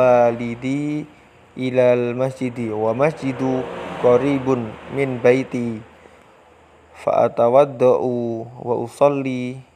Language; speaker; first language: Arabic; non-native, learner; Indonesian